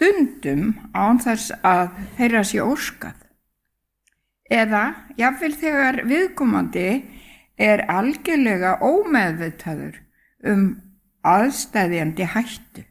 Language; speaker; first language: Icelandic; native; Icelandic